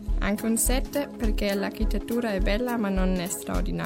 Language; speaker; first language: Italian; non-native, learner; German